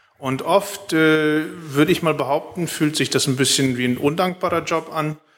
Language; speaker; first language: German; early bilingual, heritage; Plautdietsch